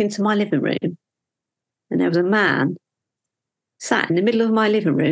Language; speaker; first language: English; native; English